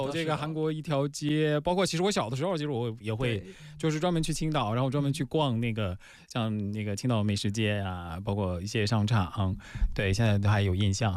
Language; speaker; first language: Chinese; native; Chinese